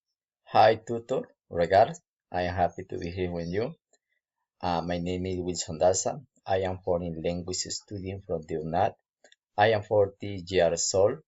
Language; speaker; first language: English; non-native, learner; Spanish